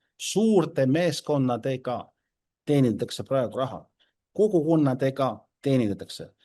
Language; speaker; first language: Estonian; non-native, local second language; Russian